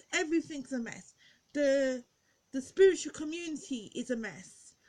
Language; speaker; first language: English; native; English